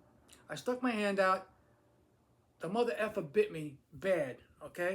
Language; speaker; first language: English; native; English